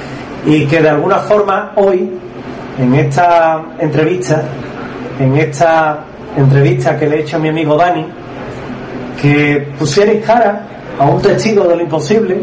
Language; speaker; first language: Spanish; native; Spanish